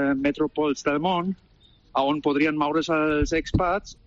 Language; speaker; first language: Catalan; non-native, fluent; German